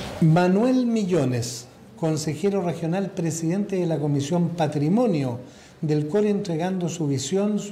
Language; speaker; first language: Spanish; native; Spanish